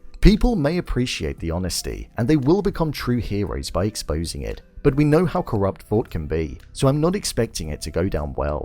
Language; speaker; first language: English; native; English